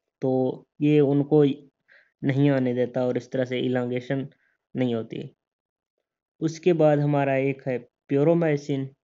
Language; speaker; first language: Hindi; native; Hindi